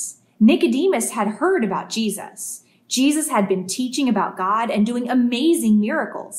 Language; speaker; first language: English; native; English